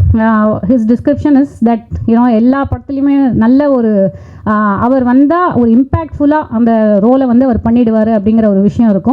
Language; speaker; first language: Tamil; native; Tamil